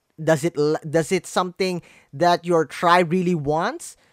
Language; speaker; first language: English; non-native, local second language; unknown